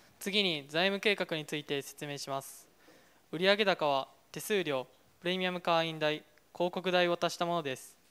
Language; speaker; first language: Japanese; native; Japanese